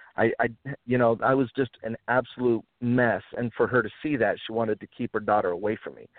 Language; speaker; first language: English; early bilingual, other home language; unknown